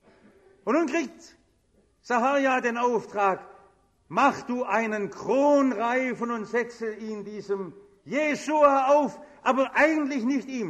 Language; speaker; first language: German; native; German